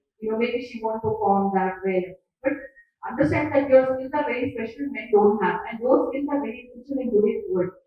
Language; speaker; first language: English; non-native, local second language; Telugu